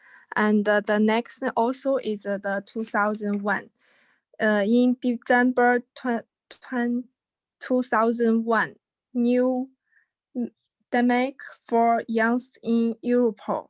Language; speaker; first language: English; non-native, learner; Chinese